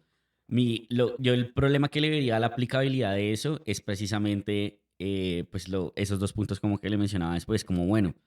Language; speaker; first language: Spanish; native; Spanish